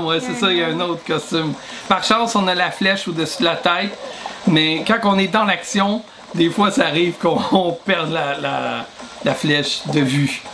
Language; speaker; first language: French; native; French